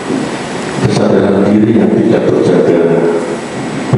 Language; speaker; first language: Indonesian; non-native, local second language; Javanese